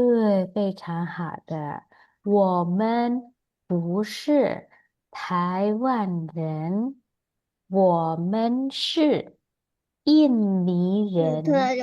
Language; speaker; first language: Chinese; non-native, fluent; Indonesian